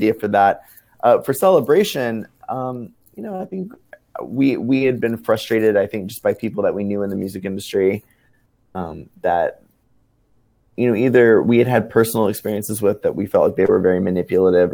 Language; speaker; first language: English; native; English